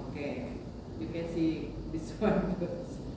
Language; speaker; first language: English; non-native, learner; Indonesian